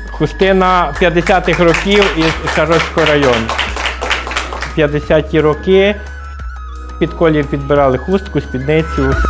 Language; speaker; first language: Ukrainian; native; Ukrainian